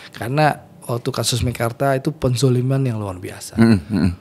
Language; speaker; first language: Indonesian; native; Indonesian